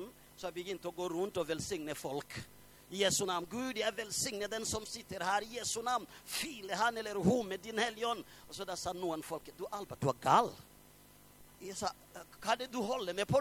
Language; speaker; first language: Swedish; non-native, fluent; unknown